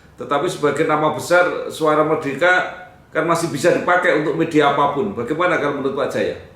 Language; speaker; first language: Indonesian; native; Indonesian